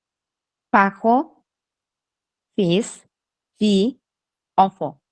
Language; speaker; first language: French; non-native, learner; Bangla